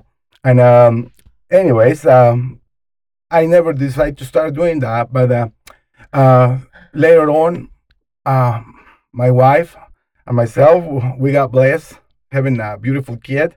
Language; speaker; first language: English; non-native, learner; Spanish